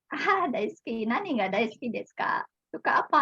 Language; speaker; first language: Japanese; non-native, fluent; Indonesian